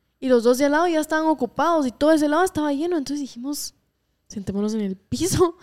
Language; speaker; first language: Spanish; native; Spanish